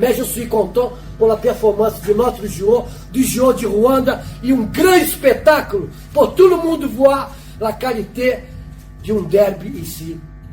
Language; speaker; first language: French; non-native, fluent; Portuguese